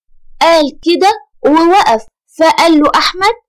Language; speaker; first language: Arabic; native; Arabic